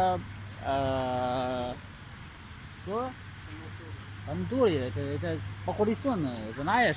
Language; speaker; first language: Russian; non-native, learner; Chinese